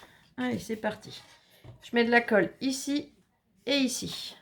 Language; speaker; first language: French; native; French